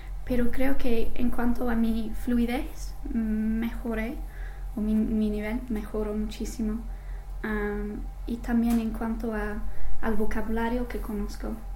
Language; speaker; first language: Spanish; non-native, fluent; English